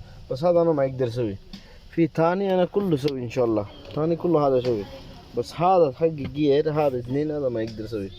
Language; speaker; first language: Arabic; non-native, learner; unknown